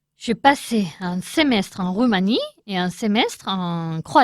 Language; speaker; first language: French; non-native, learner; Spanish